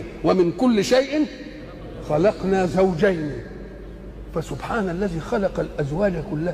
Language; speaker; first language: Arabic; native; Arabic